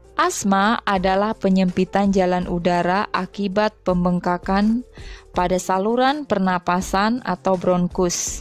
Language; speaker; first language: Indonesian; native; Indonesian